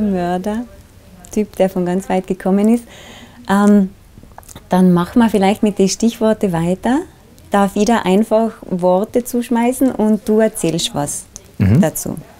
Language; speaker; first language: German; native; German